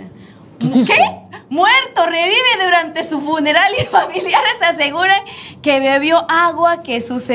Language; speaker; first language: Spanish; native; Spanish